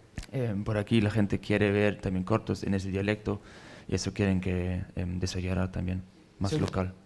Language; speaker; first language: Spanish; non-native, fluent; German